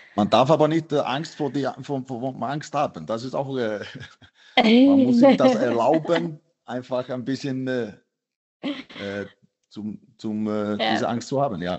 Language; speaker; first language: German; non-native, fluent; Icelandic